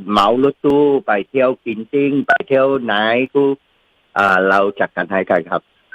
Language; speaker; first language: Thai; non-native, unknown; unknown